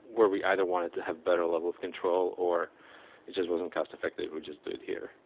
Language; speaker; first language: English; non-native, fluent; Czech